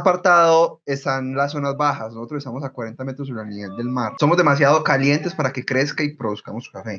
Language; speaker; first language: Spanish; native; Spanish